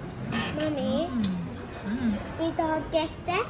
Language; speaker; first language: Swedish; early bilingual, other home language; Mongolian